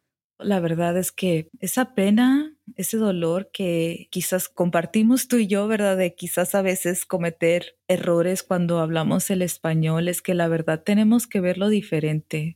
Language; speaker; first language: Spanish; early bilingual, heritage; Spanish